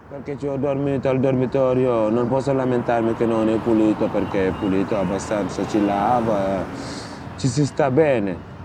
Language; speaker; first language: Italian; non-native, fluent; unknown